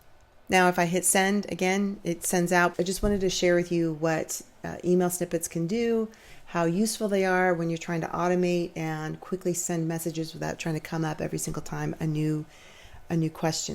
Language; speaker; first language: English; native; English